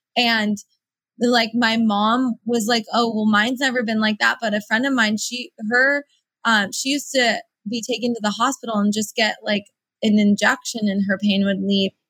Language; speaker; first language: English; early bilingual, other home language; Persian